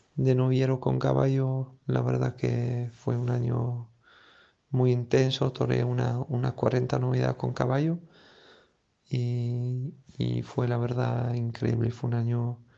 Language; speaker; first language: Spanish; non-native, fluent; French